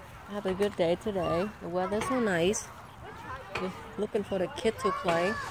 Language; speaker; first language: English; non-native, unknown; Vietnamese